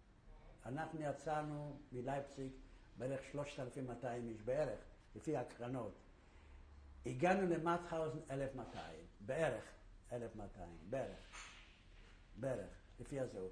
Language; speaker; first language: Hebrew; non-native, fluent; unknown